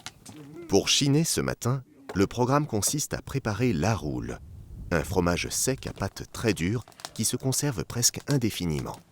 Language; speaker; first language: French; native; French